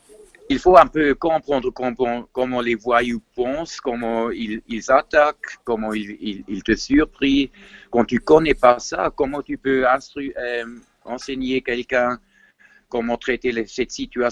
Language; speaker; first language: French; non-native, fluent; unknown